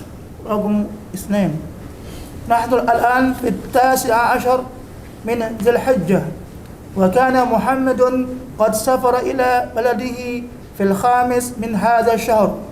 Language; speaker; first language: Arabic; non-native, learner; Indonesian